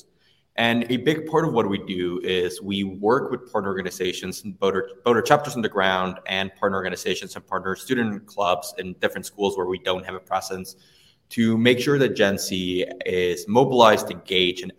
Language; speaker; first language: English; non-native, fluent; Spanish